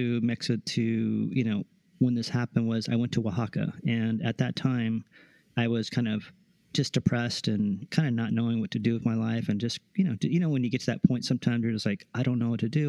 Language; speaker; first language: English; early bilingual, other home language; Spanish